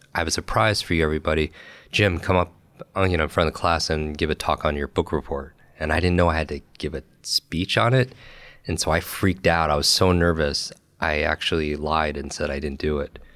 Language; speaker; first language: English; native; English